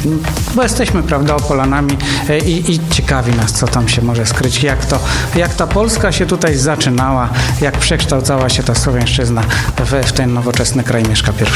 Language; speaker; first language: Polish; native; Polish